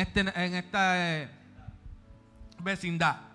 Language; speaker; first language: Spanish; early bilingual, heritage; Spanish